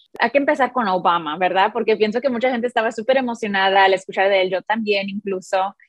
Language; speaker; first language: Spanish; early bilingual, heritage; Spanish